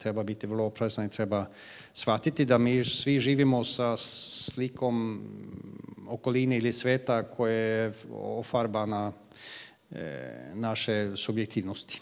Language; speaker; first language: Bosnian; non-native, fluent; Swedish